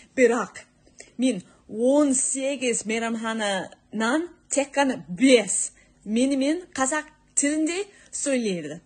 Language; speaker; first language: Kazakh; non-native, learner; English